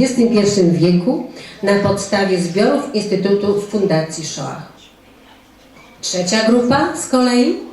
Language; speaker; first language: Polish; native; Polish